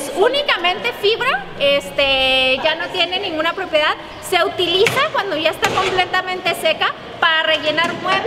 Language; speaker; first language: Spanish; native; Spanish